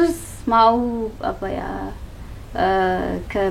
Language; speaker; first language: Indonesian; non-native, learner; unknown